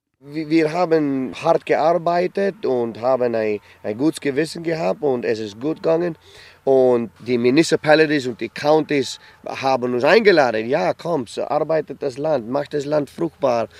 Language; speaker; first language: German; early bilingual, heritage; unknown